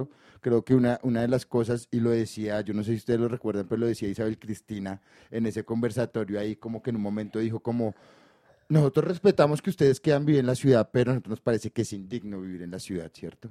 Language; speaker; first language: Spanish; native; Spanish